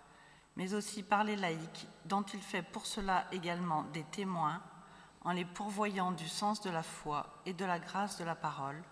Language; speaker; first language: French; native; French